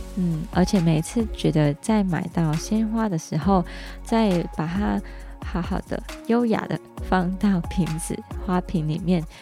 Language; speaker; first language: Chinese; non-native, local second language; Cantonese